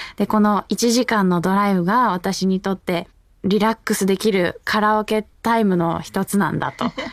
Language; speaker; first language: Japanese; native; Japanese